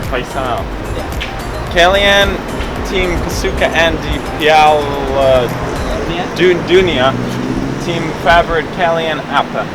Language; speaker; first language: Indonesian; non-native, local second language; English